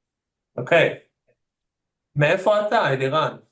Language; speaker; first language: Hebrew; non-native, fluent; English